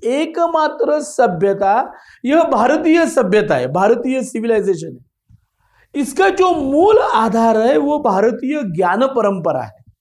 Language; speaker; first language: Hindi; non-native, local second language; Marathi